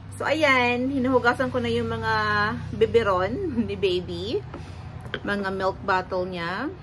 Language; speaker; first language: Filipino; non-native, local second language; Cebuano